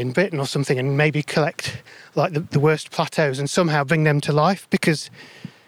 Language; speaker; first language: English; native; English